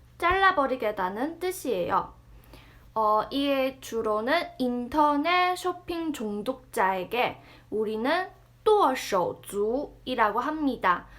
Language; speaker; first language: Korean; non-native, fluent; Chinese